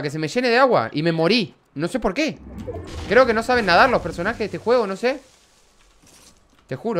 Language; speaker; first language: Spanish; native; Spanish